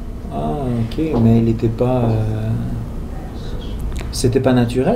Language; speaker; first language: French; native; French